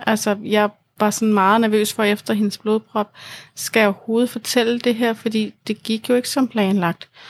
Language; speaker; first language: Danish; native; Danish